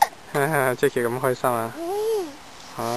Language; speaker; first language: Cantonese; native; Cantonese